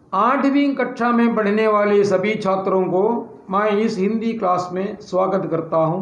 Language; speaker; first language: Hindi; non-native, local second language; Malayalam